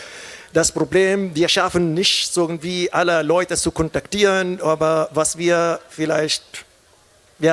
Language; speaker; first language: German; non-native, learner; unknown